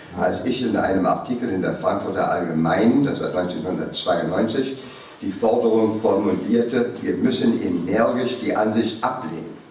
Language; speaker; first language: German; non-native, fluent; English